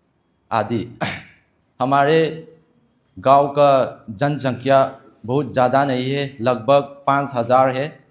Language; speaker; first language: Hindi; non-native, local second language; Manipuri